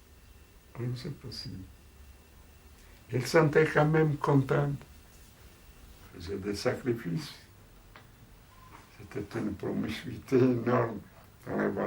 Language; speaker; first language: French; non-native, fluent; Portuguese